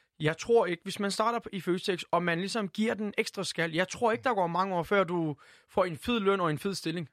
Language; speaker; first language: Danish; early bilingual, other home language; Turkish